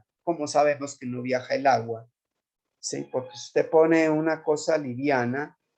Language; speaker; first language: Spanish; native; Spanish